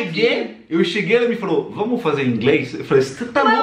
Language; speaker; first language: Portuguese; non-native, fluent; French